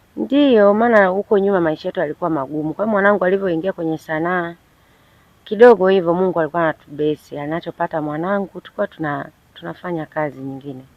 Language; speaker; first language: Swahili; native; Swahili